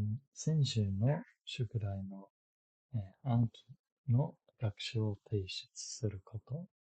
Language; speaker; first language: Japanese; non-native, fluent; English